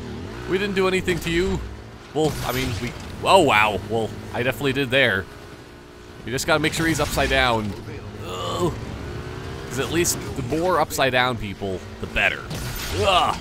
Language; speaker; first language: English; native; English